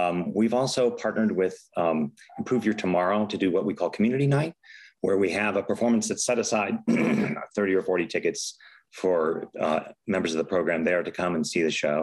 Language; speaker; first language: English; native; English